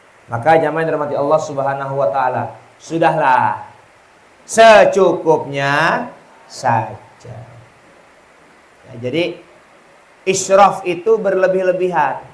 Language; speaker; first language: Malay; non-native, local second language; Javanese